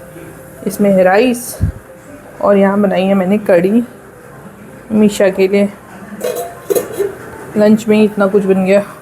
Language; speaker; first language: Hindi; native; Hindi